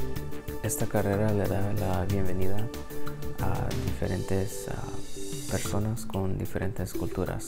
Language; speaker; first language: Spanish; early bilingual, heritage; Spanish